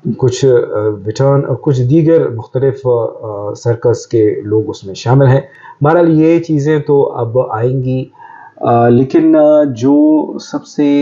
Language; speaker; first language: Urdu; non-native, local second language; Pashto